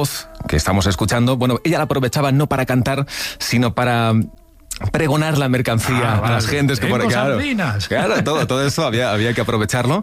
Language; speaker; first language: Spanish; native; Spanish